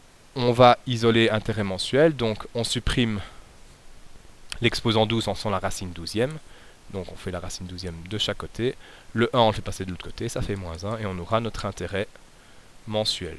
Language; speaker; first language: French; native; French